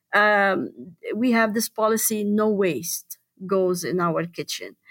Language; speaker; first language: English; non-native, fluent; Arabic